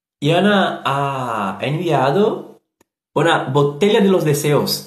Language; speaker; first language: Spanish; non-native, learner; Portuguese